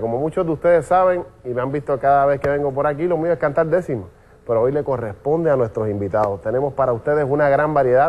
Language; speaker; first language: Spanish; native; Spanish